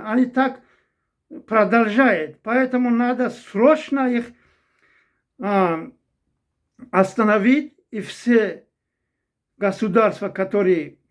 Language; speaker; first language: Russian; non-native, fluent; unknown